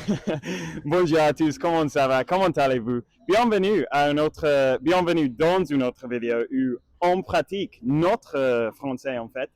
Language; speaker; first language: French; non-native, learner; English